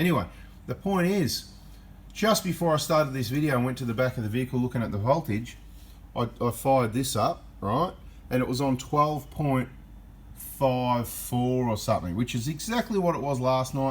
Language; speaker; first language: English; native; English